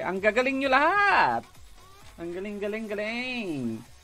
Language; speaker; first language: Filipino; native; Filipino